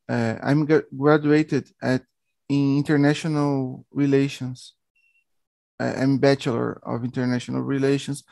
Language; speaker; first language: English; non-native, learner; Portuguese